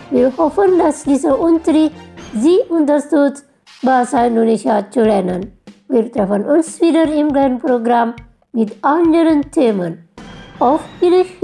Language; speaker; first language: German; non-native, fluent; Indonesian